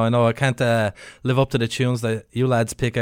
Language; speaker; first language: English; native; English